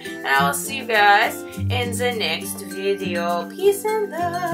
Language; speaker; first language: English; native; English